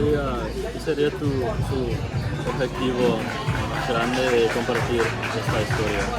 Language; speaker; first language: Spanish; non-native, learner; English